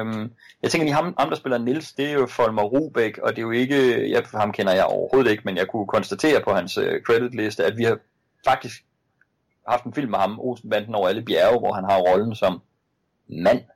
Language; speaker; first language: Danish; native; Danish